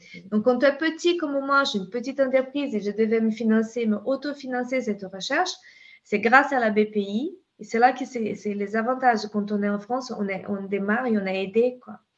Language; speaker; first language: French; non-native, fluent; Portuguese